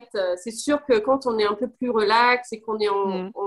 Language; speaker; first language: French; non-native, fluent; Danish